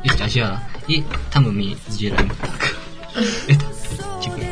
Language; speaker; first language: Russian; non-native, learner; Japanese